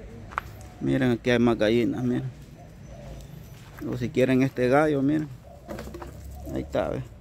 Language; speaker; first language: Spanish; native; Spanish